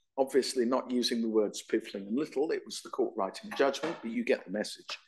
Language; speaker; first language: English; native; English